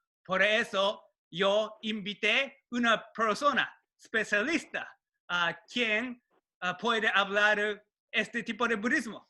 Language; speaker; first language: Spanish; non-native, learner; Japanese